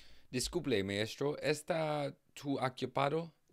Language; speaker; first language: Spanish; non-native, learner; English